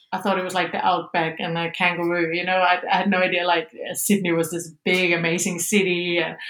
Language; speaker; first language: English; non-native, fluent; Danish